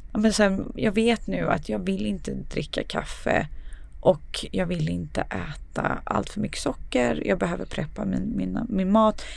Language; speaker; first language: Swedish; early bilingual, other home language; Serbian